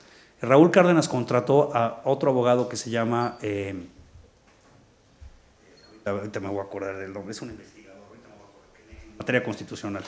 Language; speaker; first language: Spanish; native; Spanish